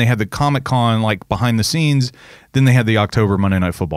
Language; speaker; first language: English; native; English